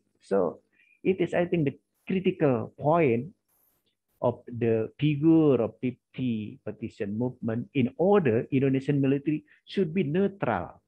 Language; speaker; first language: English; non-native, learner; Indonesian